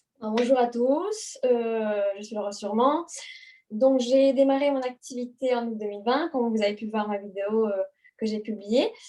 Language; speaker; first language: French; non-native, fluent; Hungarian